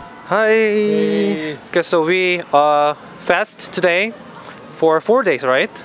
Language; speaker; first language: English; non-native, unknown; Korean